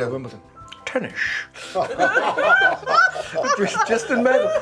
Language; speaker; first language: Welsh; non-native, learner; English